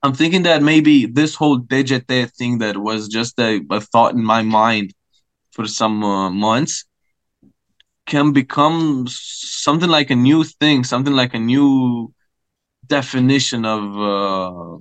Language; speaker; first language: English; non-native, fluent; Romanian